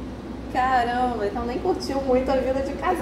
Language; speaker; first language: Portuguese; native; Portuguese